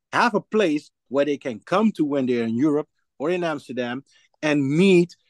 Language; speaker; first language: English; non-native, fluent; Dutch